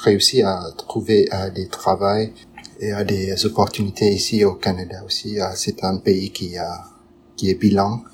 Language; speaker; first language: French; non-native, fluent; Vietnamese